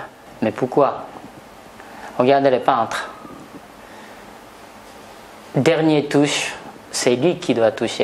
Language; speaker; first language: French; non-native, fluent; Japanese